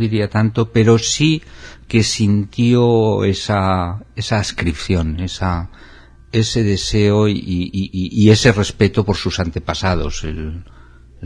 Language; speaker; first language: Spanish; native; Spanish